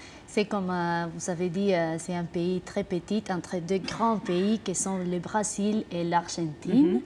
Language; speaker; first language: French; non-native, fluent; Spanish